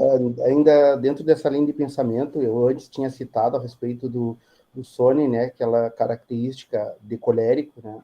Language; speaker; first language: Portuguese; native; Portuguese